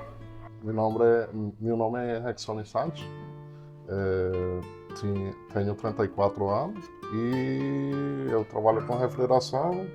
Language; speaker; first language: Portuguese; non-native, fluent; Spanish